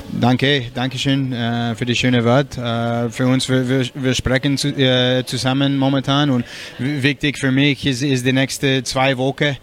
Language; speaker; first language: German; non-native, learner; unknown